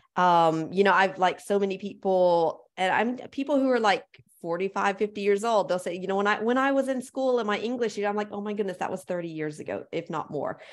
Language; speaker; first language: English; native; English